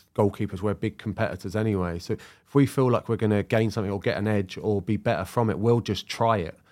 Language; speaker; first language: English; native; English